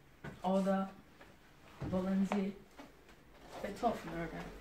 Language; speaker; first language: German; non-native, learner; Turkish